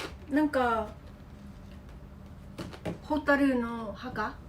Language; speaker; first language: Japanese; non-native, fluent; Vietnamese